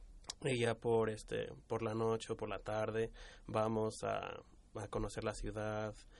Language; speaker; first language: Spanish; early bilingual, heritage; Spanish